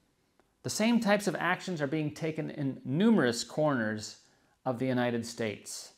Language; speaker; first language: English; native; English